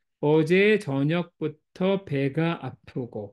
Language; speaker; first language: Korean; non-native, fluent; English